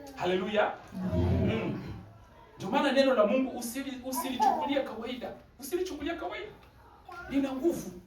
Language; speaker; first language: Swahili; native; Swahili